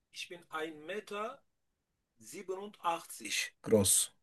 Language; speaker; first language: German; non-native, learner; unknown